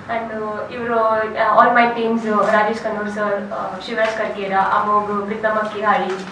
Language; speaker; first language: Kannada; native; Kannada